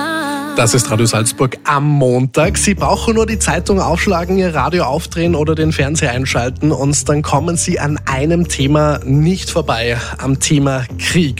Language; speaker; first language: German; native; German